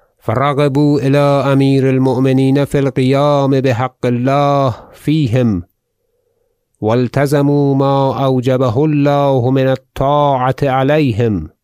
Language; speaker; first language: Arabic; non-native, fluent; Persian